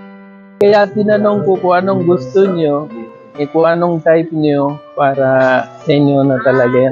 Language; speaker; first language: Filipino; non-native, learner; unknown